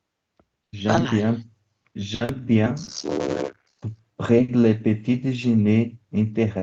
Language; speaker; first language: French; non-native, learner; Portuguese